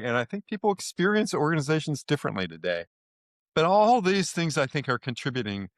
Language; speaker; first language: English; native; English